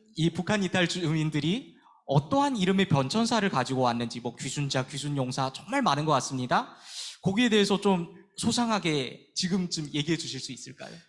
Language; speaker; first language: Korean; native; Korean